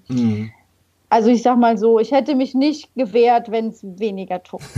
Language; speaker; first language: German; native; German